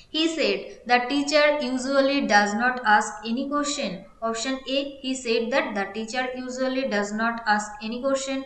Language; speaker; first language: English; non-native, local second language; Bangla